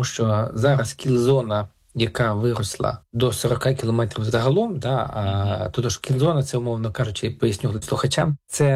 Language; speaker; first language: Ukrainian; native; Ukrainian